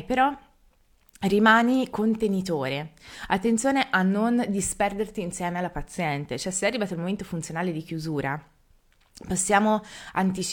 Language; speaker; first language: Italian; native; Italian